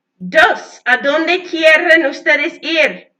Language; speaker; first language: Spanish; non-native, learner; English